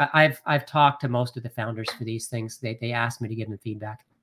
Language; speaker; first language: English; native; English